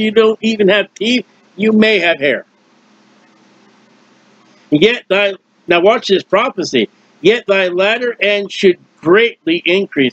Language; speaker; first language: English; native; English